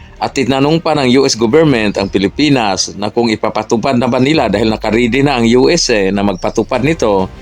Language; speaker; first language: Filipino; non-native, local second language; Cebuano